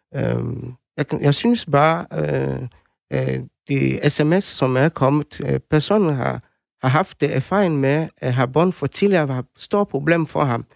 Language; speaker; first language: Danish; non-native, fluent; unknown